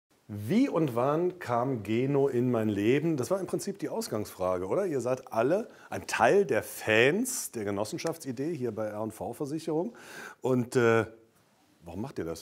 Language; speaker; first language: German; native; German